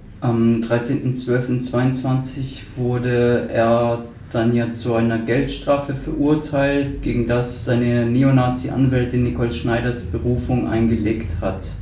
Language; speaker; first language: German; native; German